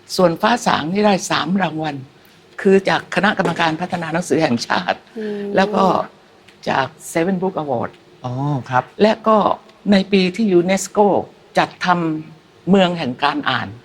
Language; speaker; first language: Thai; native; Thai